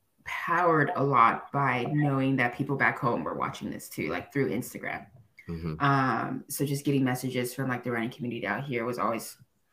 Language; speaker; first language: English; native; English